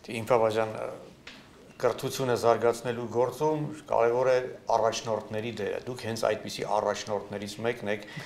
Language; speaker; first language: Armenian; native; Armenian